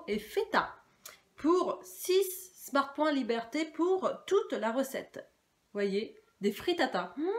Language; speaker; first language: French; native; French